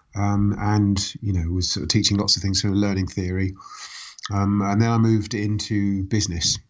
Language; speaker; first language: English; native; English